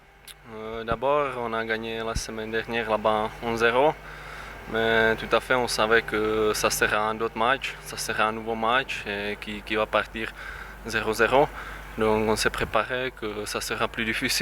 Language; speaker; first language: French; non-native, fluent; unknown